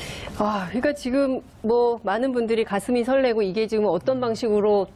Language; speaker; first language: Korean; native; Korean